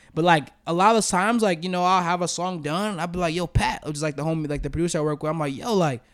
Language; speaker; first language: English; native; English